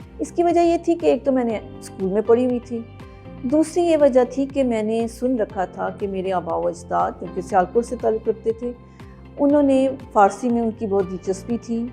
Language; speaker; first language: Urdu; native; Urdu